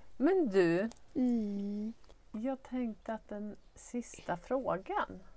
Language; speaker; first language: Swedish; native; Swedish